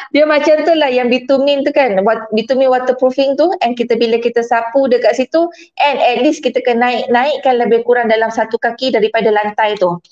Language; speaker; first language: Malay; native; Malay